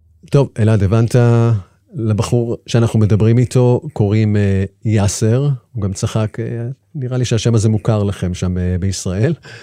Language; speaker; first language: Hebrew; native; Hebrew